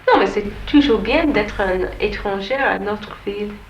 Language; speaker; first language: French; non-native, learner; English